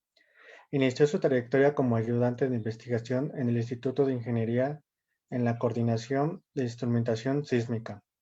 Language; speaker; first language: Spanish; native; Spanish